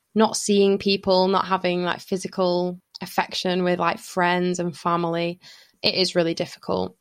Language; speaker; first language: English; native; English